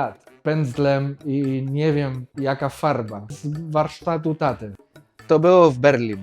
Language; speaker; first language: Polish; non-native, fluent; Spanish